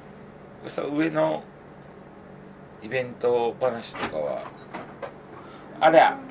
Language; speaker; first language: Japanese; native; Japanese